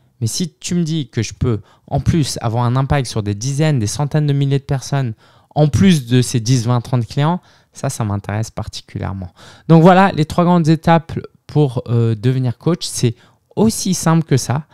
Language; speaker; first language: French; native; French